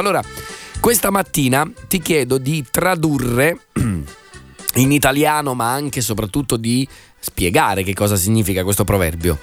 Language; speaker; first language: Italian; native; Italian